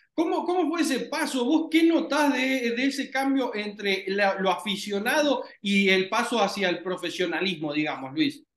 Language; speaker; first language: Spanish; native; Spanish